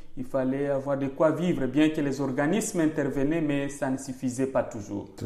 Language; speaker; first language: French; non-native, local second language; Swahili